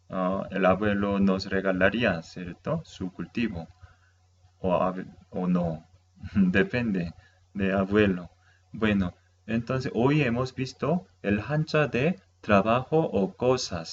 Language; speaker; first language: Spanish; non-native, fluent; Korean